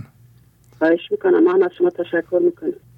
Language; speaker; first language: Persian; native; Persian